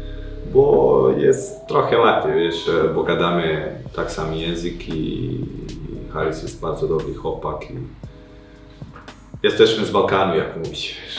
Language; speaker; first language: Polish; non-native, learner; Croatian